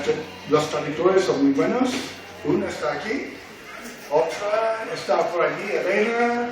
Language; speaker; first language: Spanish; non-native, fluent; English